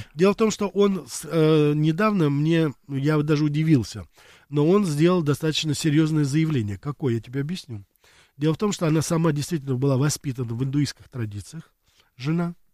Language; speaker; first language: Russian; native; Russian